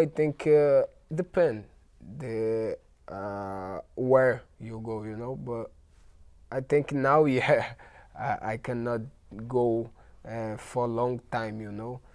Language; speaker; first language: English; non-native, learner; Portuguese